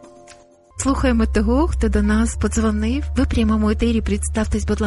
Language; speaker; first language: Ukrainian; native; Ukrainian